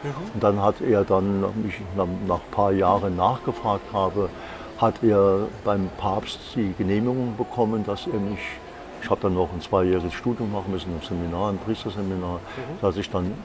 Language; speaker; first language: German; native; German